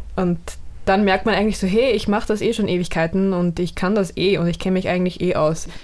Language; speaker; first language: German; native; German